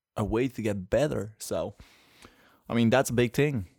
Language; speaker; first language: English; non-native, fluent; French